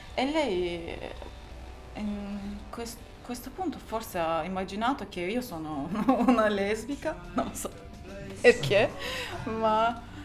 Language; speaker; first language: Italian; non-native, learner; Turkish